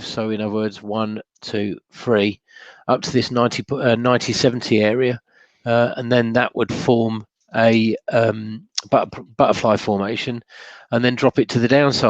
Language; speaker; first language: English; native; English